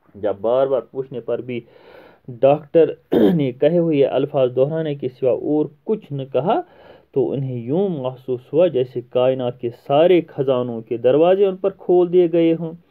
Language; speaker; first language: Urdu; non-native, local second language; Kashmiri